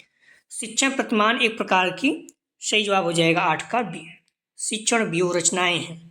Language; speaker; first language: Hindi; native; Hindi